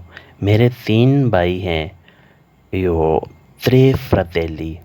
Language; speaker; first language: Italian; non-native, learner; Urdu